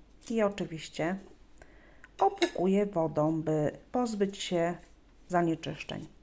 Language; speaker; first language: Polish; native; Polish